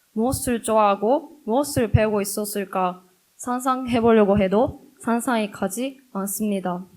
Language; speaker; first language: Korean; non-native, fluent; Japanese